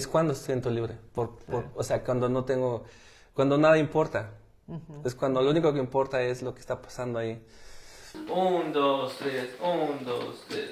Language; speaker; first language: Spanish; native; Spanish